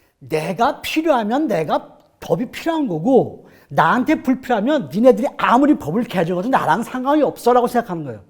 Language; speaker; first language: Korean; native; Korean